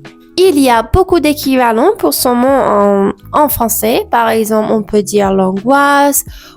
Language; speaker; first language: French; non-native, fluent; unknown